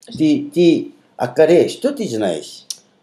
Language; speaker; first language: Russian; non-native, learner; Korean